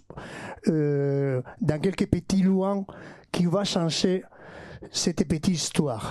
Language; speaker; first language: French; non-native, fluent; Basque